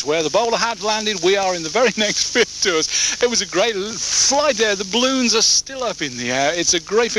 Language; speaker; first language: English; native; English